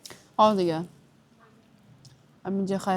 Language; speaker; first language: Persian; native; Persian